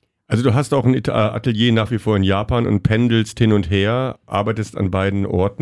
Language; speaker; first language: German; native; German